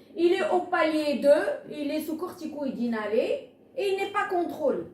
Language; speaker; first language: French; non-native, local second language; Arabic